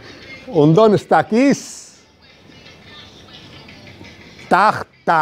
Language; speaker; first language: German; non-native, learner; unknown